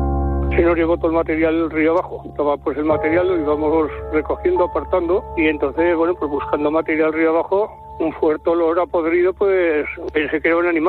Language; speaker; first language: Spanish; native; Spanish